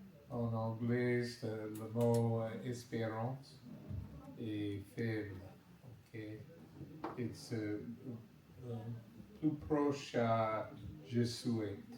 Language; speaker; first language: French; non-native, learner; English